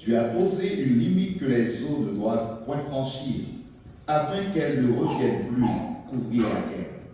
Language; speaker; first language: French; non-native, local second language; Haitian Creole